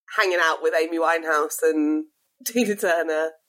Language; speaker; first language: English; native; English